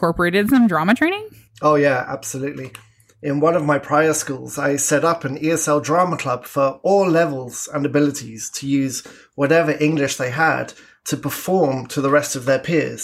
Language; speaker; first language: English; native; English